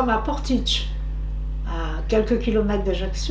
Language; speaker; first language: French; native; French